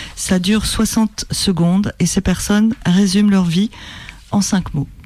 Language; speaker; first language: French; native; French